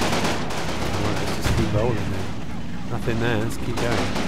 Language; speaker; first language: English; native; English